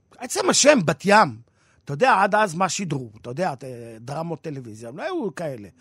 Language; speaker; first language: Hebrew; native; Hebrew